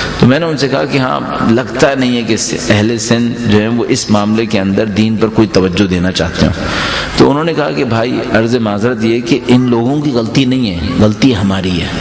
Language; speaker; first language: Urdu; native; Urdu